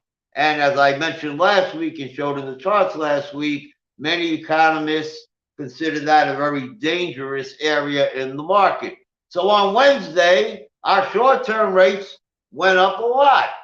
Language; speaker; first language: English; native; English